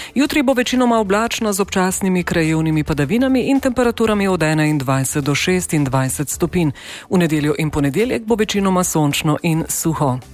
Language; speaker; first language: Slovenian; native; Slovenian